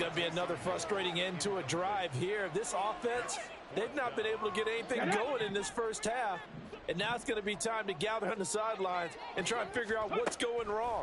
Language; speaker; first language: English; native; English